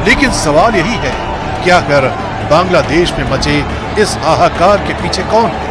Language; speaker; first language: Hindi; native; Hindi